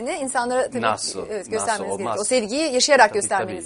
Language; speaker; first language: Turkish; native; Turkish